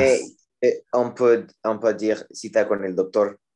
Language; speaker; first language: French; non-native, learner; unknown